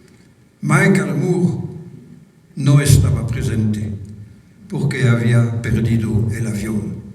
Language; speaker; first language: Spanish; non-native, fluent; French